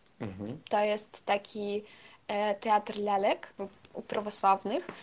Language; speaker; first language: Polish; non-native, fluent; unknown